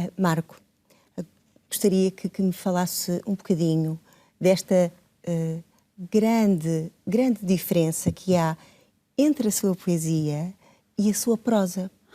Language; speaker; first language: Portuguese; native; Portuguese